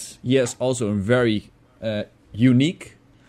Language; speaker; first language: English; non-native, fluent; Dutch